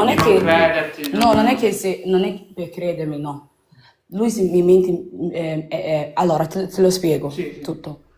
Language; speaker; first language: Italian; non-native, learner; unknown